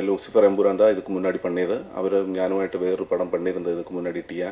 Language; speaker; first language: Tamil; non-native, learner; Malayalam